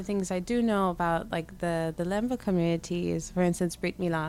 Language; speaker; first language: English; non-native, local second language; Shona